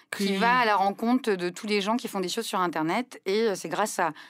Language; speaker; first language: French; non-native, local second language; Arabic